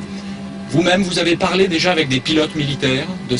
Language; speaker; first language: French; native; French